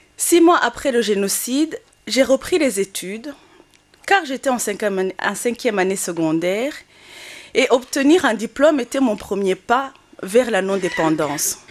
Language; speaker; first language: French; non-native, local second language; Kinyarwanda